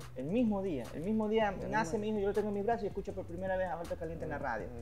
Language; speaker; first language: Spanish; native; Spanish